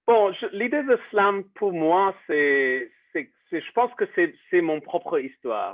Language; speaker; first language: French; non-native, fluent; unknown